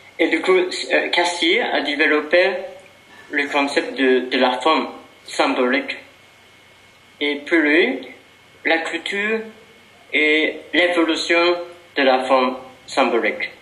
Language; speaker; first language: French; non-native, fluent; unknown